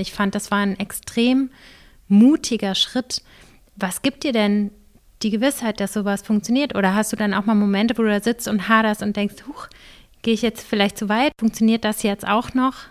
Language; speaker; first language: German; native; German